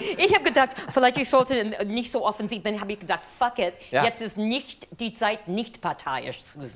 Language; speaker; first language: German; non-native, fluent; English